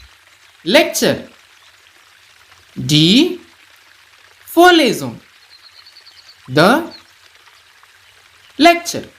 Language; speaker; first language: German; non-native, fluent; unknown